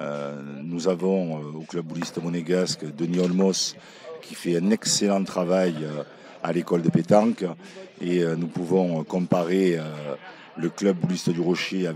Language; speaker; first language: French; native; French